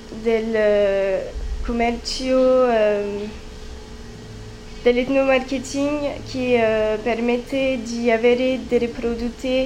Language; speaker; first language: Italian; non-native, learner; French